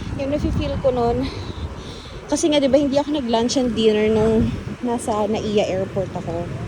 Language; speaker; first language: Filipino; native; Filipino